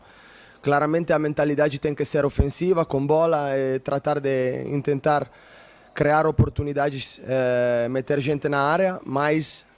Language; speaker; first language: Portuguese; non-native, fluent; Italian